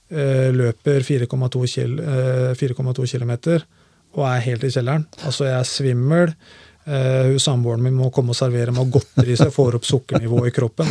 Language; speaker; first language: Norwegian; native; Norwegian